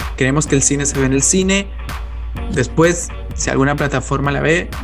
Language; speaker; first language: Spanish; native; Spanish